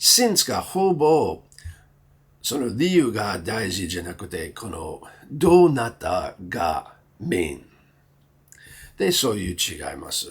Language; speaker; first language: Japanese; non-native, learner; English